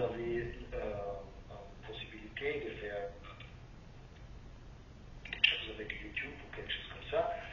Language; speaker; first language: French; non-native, learner; German